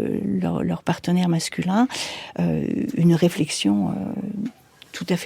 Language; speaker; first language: French; native; French